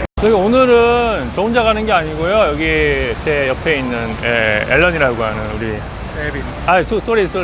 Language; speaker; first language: Korean; native; Korean